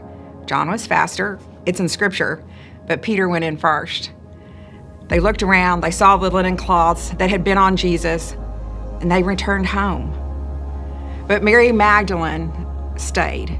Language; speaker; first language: English; native; English